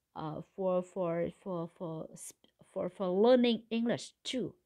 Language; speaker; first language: English; non-native, learner; Vietnamese